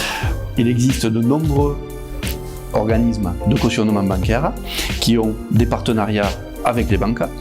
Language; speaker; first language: French; native; French